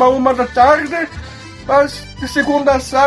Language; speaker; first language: Portuguese; native; Portuguese